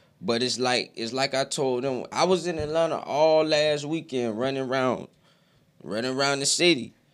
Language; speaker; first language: English; native; English